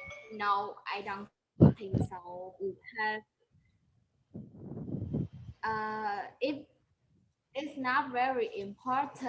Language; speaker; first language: English; non-native, learner; Vietnamese